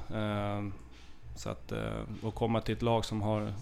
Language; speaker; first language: Swedish; native; Swedish